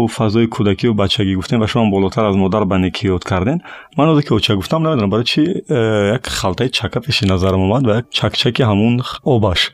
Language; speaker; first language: Tajik; native; Tajik